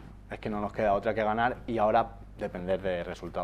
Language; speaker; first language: Spanish; native; Spanish